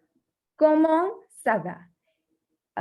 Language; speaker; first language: French; non-native, fluent; Sinhala